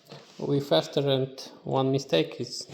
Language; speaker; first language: English; non-native, learner; Ukrainian